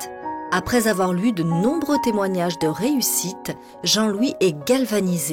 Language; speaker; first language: French; native; French